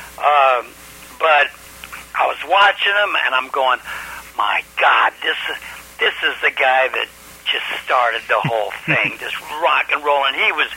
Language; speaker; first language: English; native; English